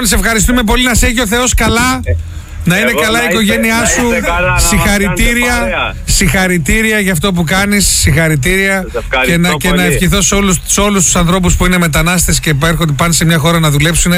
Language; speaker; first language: Greek; native; Greek